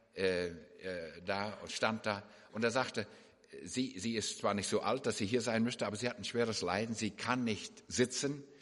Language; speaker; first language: German; early bilingual, heritage; English